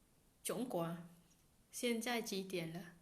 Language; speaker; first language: Chinese; non-native, learner; Khmer